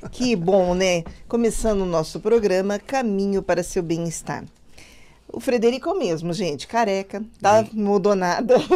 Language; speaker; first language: Portuguese; native; Portuguese